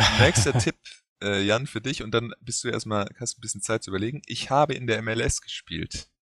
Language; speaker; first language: German; native; German